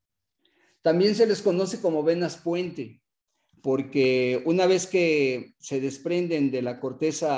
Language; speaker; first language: Spanish; native; Spanish